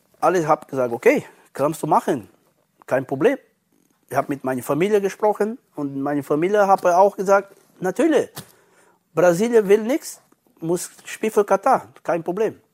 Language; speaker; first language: German; non-native, learner; Portuguese